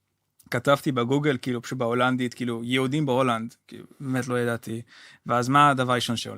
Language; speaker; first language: Hebrew; non-native, fluent; Dutch